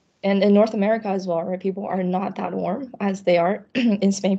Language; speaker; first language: English; early bilingual, other home language; Chinese